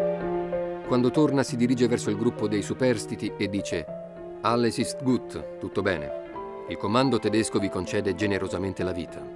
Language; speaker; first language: Italian; native; Italian